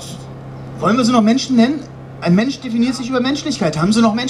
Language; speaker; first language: German; native; German